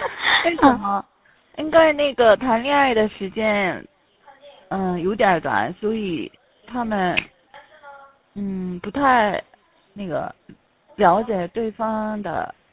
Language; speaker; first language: Chinese; non-native, fluent; Korean